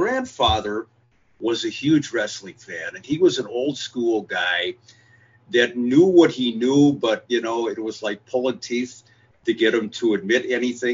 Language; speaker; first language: English; native; English